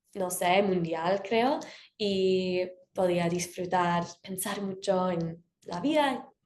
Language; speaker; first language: Spanish; non-native, fluent; English